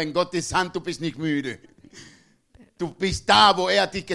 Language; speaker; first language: German; non-native, learner; Spanish